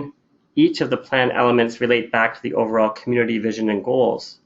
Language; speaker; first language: English; native; English